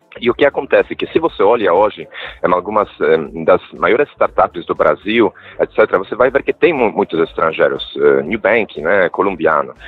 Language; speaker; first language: Portuguese; non-native, fluent; Polish